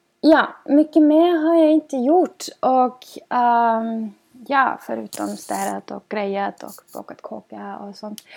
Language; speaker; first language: Swedish; non-native, fluent; German